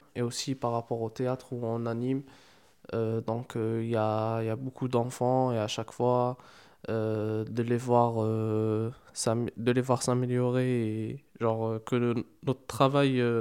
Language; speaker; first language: French; non-native, local second language; Arabic